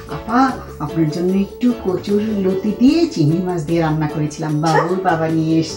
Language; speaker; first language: Bangla; non-native, fluent; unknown